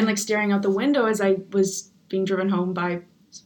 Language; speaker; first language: English; native; English